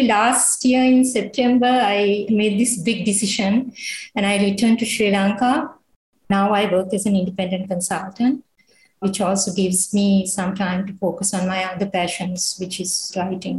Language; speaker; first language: English; non-native, local second language; Sinhala